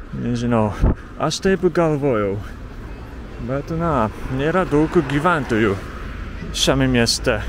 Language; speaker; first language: Lithuanian; non-native, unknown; Japanese